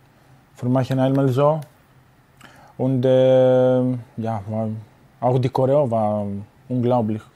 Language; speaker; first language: German; non-native, learner; Greek